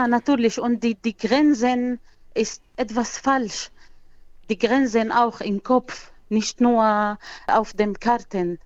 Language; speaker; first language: German; non-native, learner; Arabic